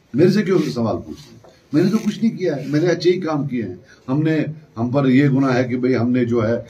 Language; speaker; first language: Urdu; non-native, local second language; Kashmiri